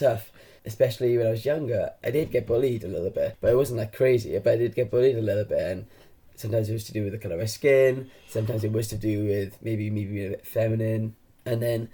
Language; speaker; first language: English; native; English